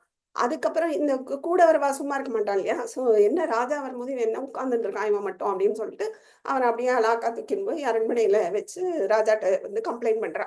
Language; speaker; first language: Tamil; native; Tamil